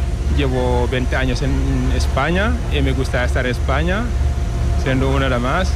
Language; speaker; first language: Spanish; non-native, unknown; Wolof